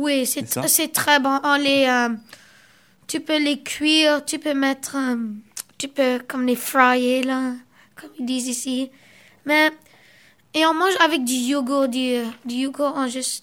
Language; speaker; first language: French; early bilingual, other home language; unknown